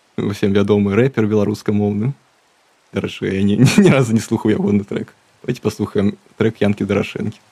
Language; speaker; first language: Belarusian; non-native, local second language; Russian